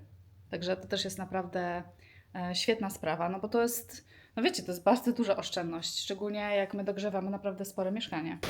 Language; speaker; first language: Polish; native; Polish